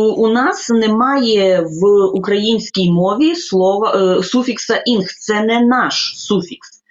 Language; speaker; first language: Ukrainian; native; Ukrainian